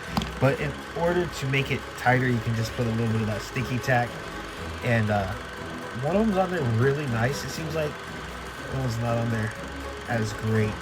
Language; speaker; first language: English; native; English